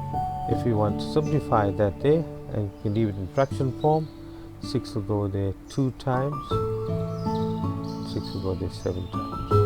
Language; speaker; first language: English; native; English